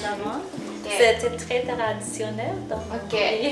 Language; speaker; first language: French; non-native, learner; Persian